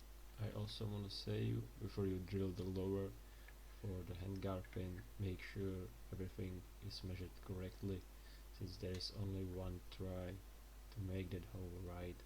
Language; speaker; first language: English; non-native, fluent; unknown